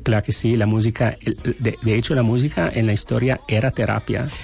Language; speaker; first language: Catalan; non-native, learner; Italian